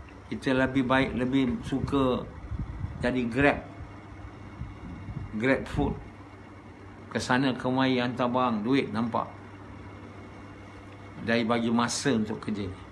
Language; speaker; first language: Malay; native; Malay